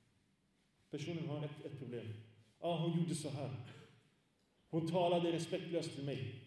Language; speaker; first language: Swedish; early bilingual, other home language; Arabic